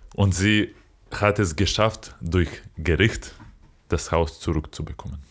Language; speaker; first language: German; non-native, fluent; Ukrainian